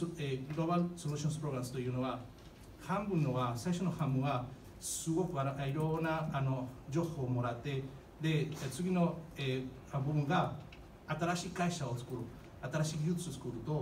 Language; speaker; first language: Japanese; non-native, fluent; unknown